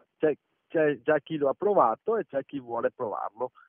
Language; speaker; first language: Italian; native; Italian